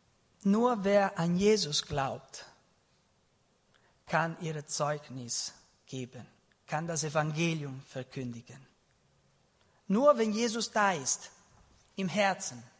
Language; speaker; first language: German; non-native, learner; Italian